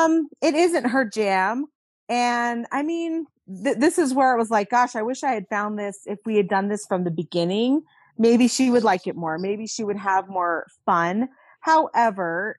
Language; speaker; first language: English; native; English